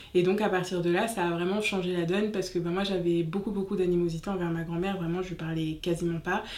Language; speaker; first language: French; native; French